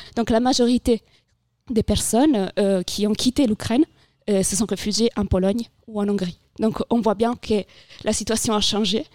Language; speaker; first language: French; non-native, fluent; Italian